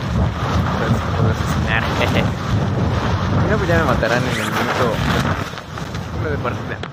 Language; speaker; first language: Spanish; native; Spanish